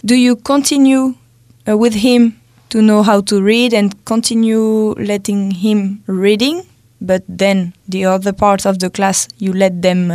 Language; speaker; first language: English; non-native, fluent; French